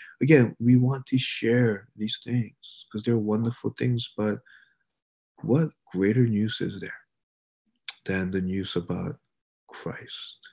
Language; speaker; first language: English; early bilingual, other home language; Korean